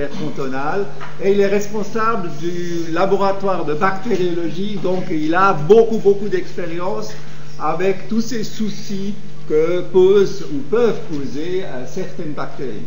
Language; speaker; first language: French; native; French